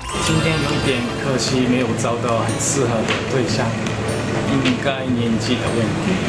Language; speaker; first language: Chinese; non-native, learner; Japanese